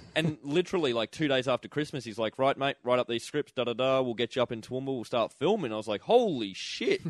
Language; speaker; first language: English; native; English